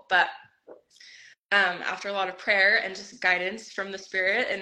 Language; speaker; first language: English; native; English